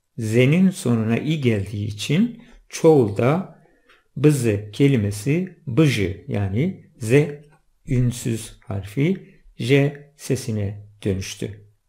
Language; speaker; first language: Turkish; non-native, local second language; Zaza